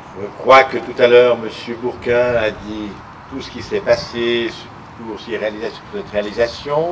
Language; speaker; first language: French; native; French